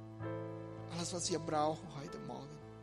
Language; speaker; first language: German; non-native, fluent; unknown